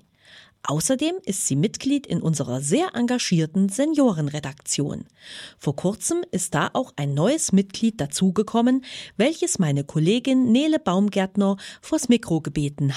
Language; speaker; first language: German; native; German